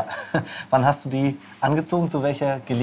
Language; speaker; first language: German; native; German